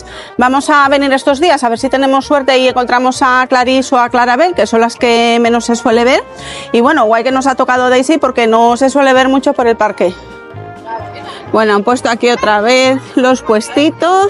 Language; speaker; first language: Spanish; native; Spanish